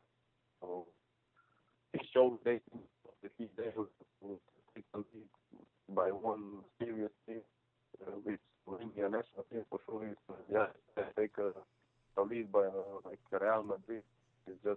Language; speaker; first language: English; non-native, fluent; Slovenian